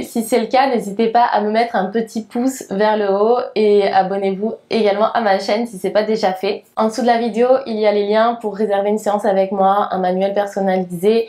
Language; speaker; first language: French; native; French